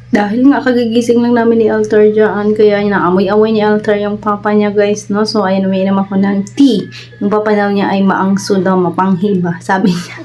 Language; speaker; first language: Filipino; non-native, local second language; Waray